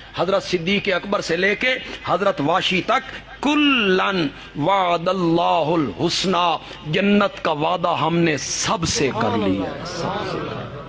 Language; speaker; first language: Urdu; non-native, local second language; Punjabi